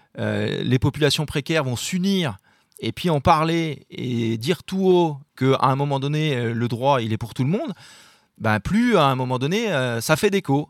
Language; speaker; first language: French; native; French